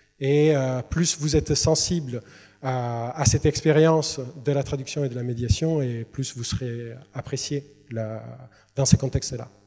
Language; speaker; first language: French; non-native, fluent; Italian